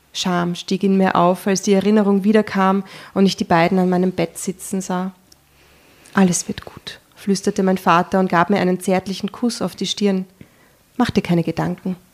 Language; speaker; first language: German; early bilingual, other home language; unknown